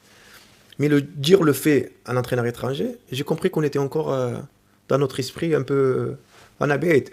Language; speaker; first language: French; native; French